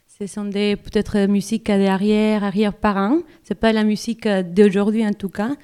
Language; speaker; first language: French; non-native, fluent; Spanish